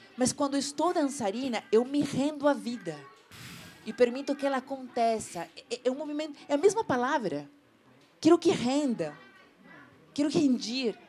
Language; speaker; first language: Portuguese; non-native, fluent; Spanish